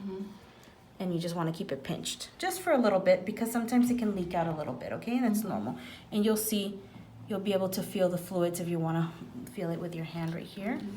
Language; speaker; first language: English; native; English